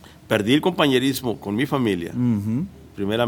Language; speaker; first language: Spanish; native; Spanish